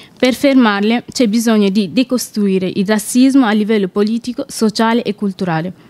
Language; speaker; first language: Italian; non-native, learner; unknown